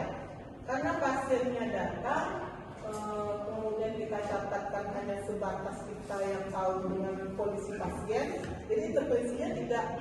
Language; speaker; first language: Indonesian; native; Indonesian